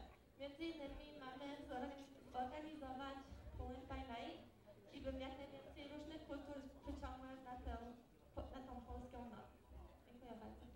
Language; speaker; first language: Polish; early bilingual, heritage; Polish